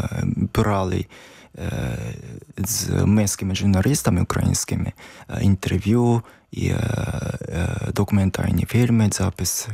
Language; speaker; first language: Ukrainian; non-native, learner; Japanese